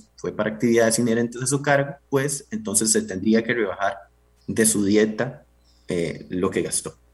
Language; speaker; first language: Spanish; native; Spanish